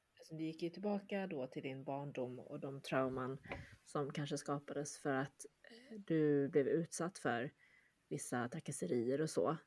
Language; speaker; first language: Swedish; early bilingual, other home language; Chinese